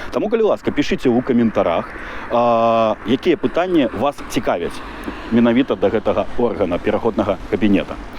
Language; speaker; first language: Belarusian; non-native, local second language; Russian